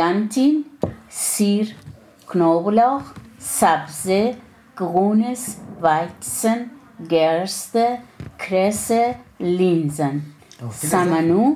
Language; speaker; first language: German; non-native, learner; Persian